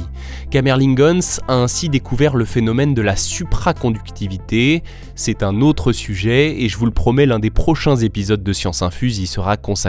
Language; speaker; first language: French; native; French